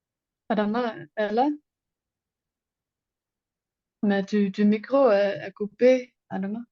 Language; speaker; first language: French; non-native, learner; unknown